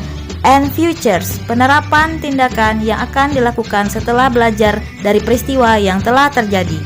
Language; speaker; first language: Indonesian; native; Indonesian